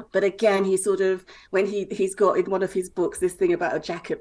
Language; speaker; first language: English; native; English